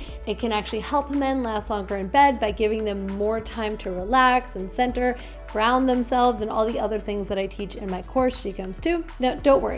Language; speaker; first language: English; native; English